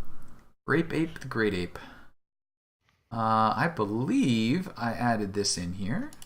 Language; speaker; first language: English; native; English